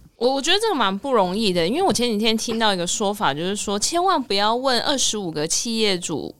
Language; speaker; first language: Chinese; native; Chinese